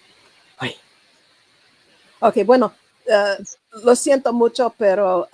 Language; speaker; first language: Spanish; non-native, learner; English